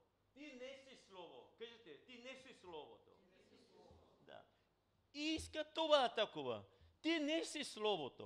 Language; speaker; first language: Bulgarian; non-native, learner; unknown